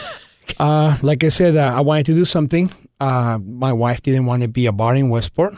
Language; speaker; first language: English; early bilingual, other home language; Spanish